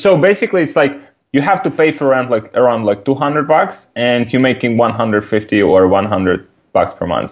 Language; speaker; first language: English; non-native, fluent; Ukrainian